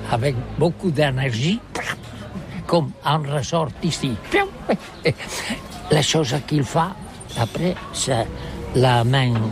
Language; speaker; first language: French; non-native, learner; Catalan